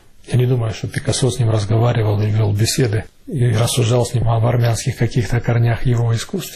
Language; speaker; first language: Russian; native; Russian